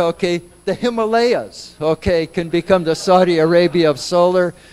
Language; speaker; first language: English; native; English